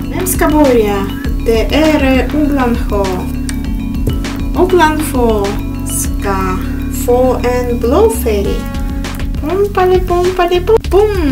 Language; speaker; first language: Swedish; non-native, fluent; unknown